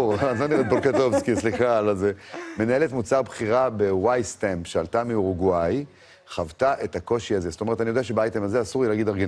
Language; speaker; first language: Hebrew; native; Hebrew